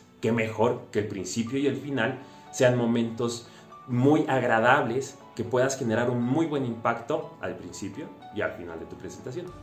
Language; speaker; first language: Spanish; native; Spanish